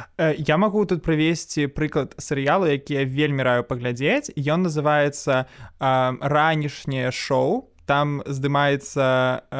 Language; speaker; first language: Belarusian; non-native, local second language; Russian